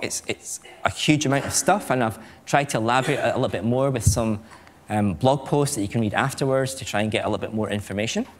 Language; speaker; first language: English; native; English